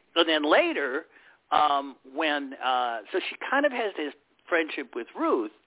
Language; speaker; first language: English; native; English